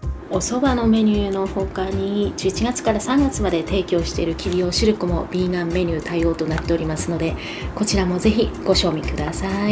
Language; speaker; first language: Japanese; native; Japanese